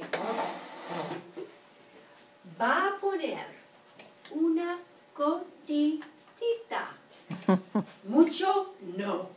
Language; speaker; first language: Spanish; non-native, fluent; English